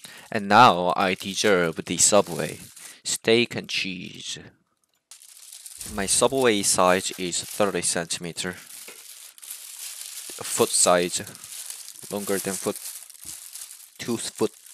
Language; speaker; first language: English; non-native, fluent; Korean